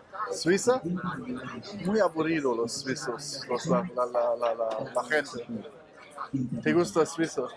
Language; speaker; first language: Spanish; non-native, learner; German